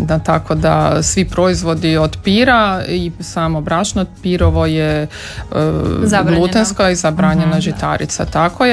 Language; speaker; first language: Serbian; native; Serbian